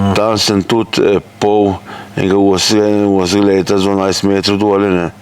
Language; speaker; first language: Slovenian; native; Slovenian